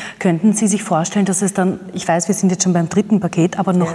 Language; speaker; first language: German; native; German